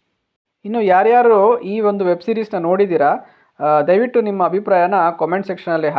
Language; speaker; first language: Kannada; native; Kannada